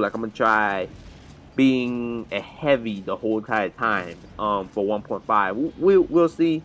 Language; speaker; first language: English; native; English